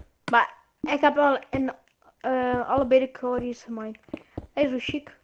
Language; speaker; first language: Dutch; native; Dutch